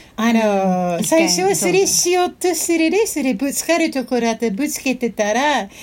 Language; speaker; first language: Japanese; non-native, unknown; English